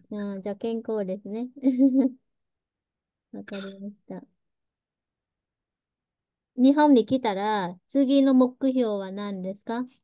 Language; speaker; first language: Japanese; early bilingual, heritage; Vietnamese